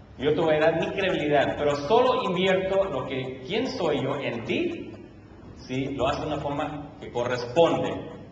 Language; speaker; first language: Spanish; early bilingual, heritage; Spanish